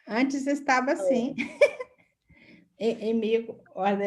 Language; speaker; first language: Portuguese; non-native, fluent; Spanish